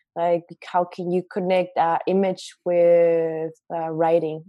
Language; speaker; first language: English; non-native, fluent; Spanish